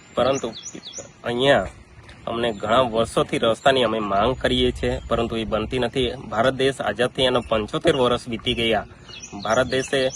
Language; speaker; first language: Gujarati; non-native, local second language; Gamit